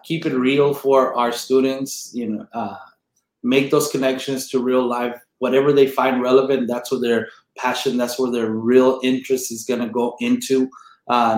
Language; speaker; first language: English; native; English